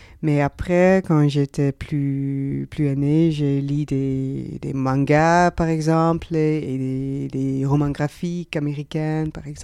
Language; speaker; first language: French; non-native, learner; Dutch